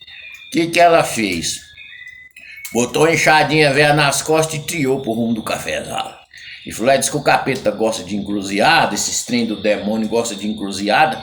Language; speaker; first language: Portuguese; native; Portuguese